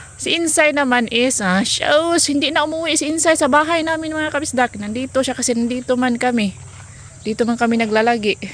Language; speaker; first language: Filipino; non-native, local second language; Cebuano